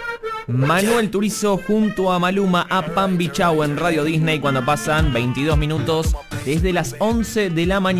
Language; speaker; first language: Spanish; native; Spanish